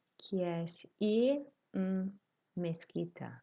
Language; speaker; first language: Spanish; non-native, fluent; English